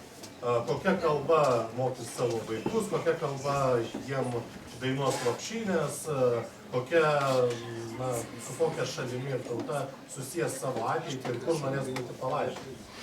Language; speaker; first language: Lithuanian; native; Lithuanian